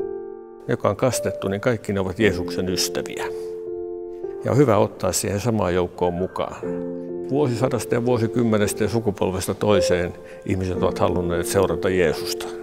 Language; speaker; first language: Finnish; native; Finnish